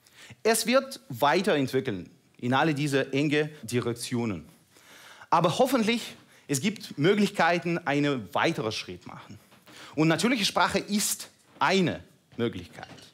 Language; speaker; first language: German; non-native, fluent; Russian